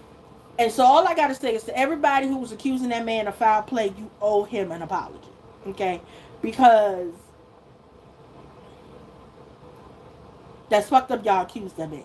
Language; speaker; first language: English; native; English